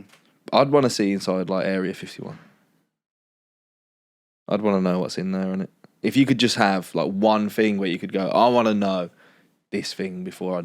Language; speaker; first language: English; native; English